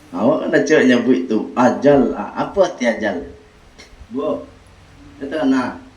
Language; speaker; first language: Malay; non-native, local second language; Minangkabau